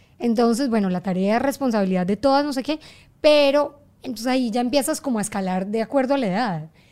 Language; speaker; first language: Spanish; native; Spanish